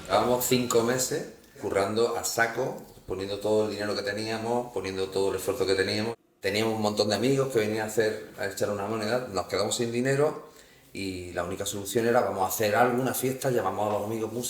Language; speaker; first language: Spanish; native; Spanish